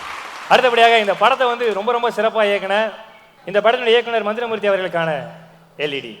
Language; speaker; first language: Tamil; native; Tamil